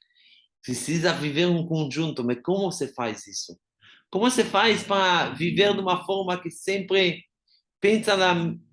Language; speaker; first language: Portuguese; non-native, fluent; Hebrew